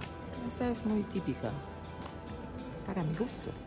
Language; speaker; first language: Spanish; non-native, learner; English